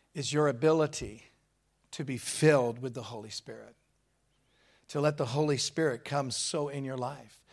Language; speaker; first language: English; native; English